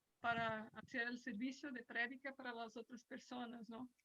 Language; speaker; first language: Spanish; non-native, fluent; Portuguese